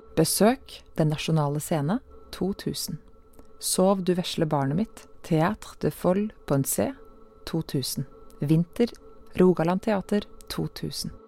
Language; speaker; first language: Norwegian; native; Norwegian